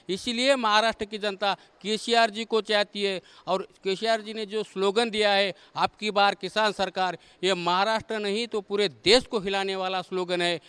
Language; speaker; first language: Hindi; non-native, local second language; Marathi